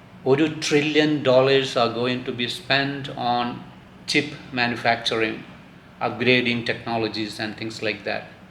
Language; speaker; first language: English; non-native, local second language; Malayalam